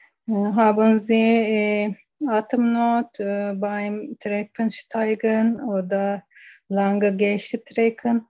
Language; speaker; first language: German; non-native, learner; Turkish